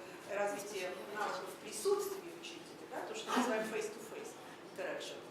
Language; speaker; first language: Russian; native; Russian